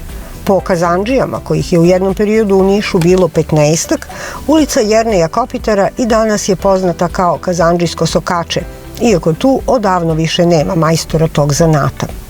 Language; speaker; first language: Serbian; native; Serbian